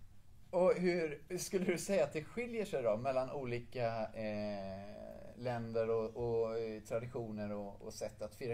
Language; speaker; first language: Swedish; native; Swedish